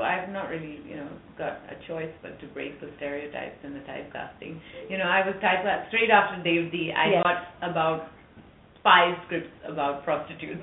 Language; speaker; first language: English; non-native, local second language; French